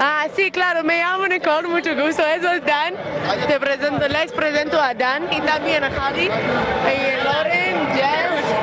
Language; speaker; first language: Spanish; non-native, fluent; English